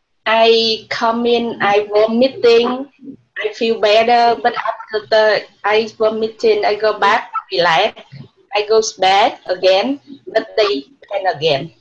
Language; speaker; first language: English; non-native, learner; Vietnamese